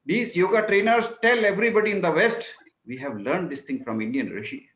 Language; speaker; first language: English; non-native, local second language; Hindi